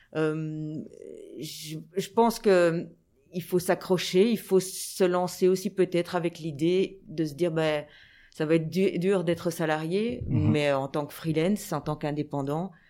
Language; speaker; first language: French; native; French